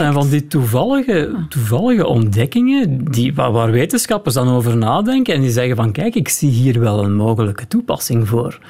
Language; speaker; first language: Dutch; native; Dutch